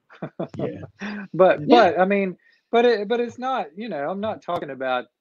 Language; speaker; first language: English; native; English